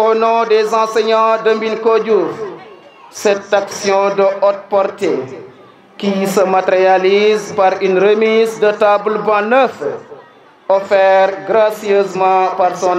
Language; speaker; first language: French; non-native, local second language; Serer